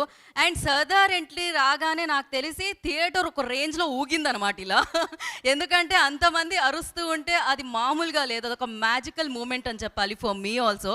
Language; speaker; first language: Telugu; native; Telugu